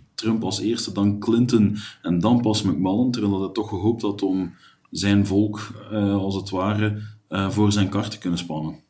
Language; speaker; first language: Dutch; native; Dutch